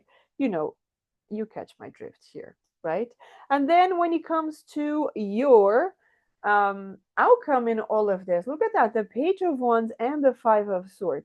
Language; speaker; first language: English; non-native, fluent; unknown